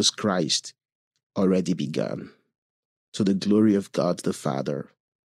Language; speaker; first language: English; non-native, local second language; Igbo